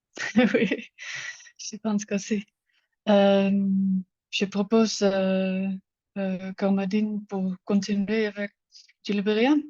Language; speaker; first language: French; non-native, learner; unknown